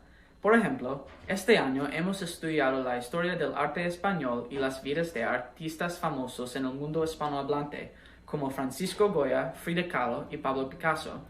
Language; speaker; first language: Spanish; non-native, fluent; English